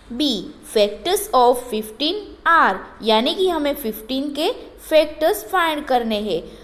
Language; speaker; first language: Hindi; non-native, local second language; Gujarati